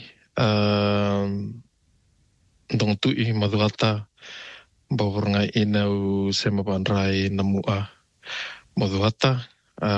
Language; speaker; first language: English; non-native, fluent; Fijian